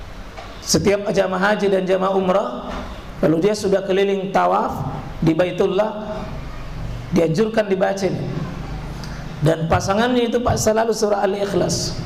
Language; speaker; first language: Indonesian; native; Indonesian